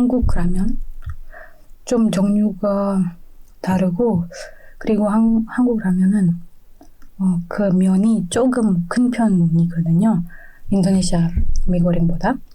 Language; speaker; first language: Korean; non-native, fluent; Indonesian